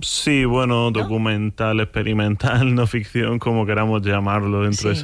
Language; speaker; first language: Spanish; native; Spanish